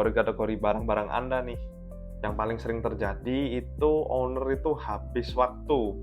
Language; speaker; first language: Indonesian; native; Indonesian